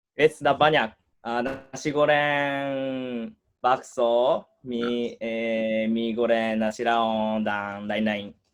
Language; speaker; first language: Indonesian; non-native, learner; Japanese